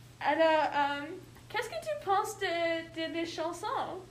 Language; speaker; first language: French; non-native, learner; English